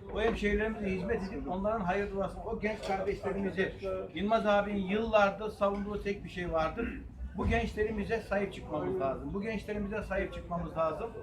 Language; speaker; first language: Turkish; native; Turkish